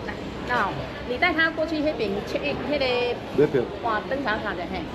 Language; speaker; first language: Chinese; native; Chinese